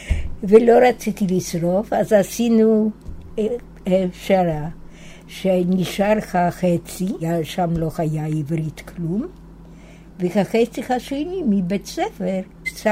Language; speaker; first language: Hebrew; non-native, fluent; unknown